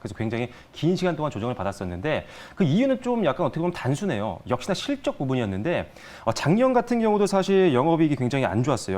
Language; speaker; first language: Korean; native; Korean